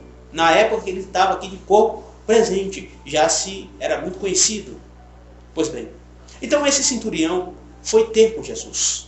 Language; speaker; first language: Portuguese; native; Portuguese